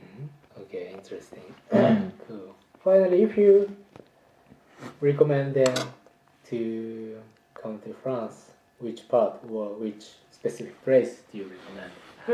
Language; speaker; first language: English; non-native, fluent; Japanese